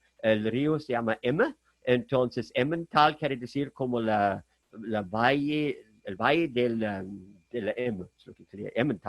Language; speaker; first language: Spanish; non-native, fluent; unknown